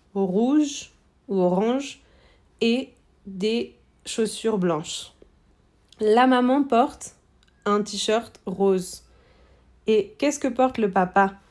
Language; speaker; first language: French; non-native, fluent; Spanish